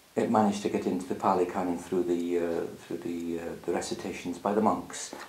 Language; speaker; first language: English; native; English